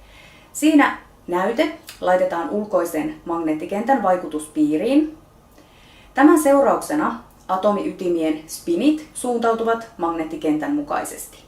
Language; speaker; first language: Finnish; native; Finnish